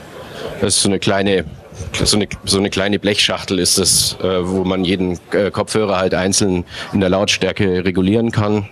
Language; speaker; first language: German; native; German